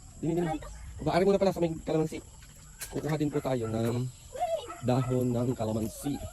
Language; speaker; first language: Filipino; native; Filipino